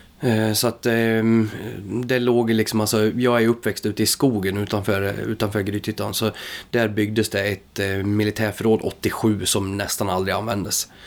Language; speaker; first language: Swedish; native; Swedish